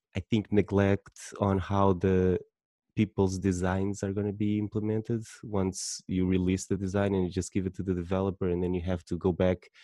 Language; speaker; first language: English; non-native, fluent; Portuguese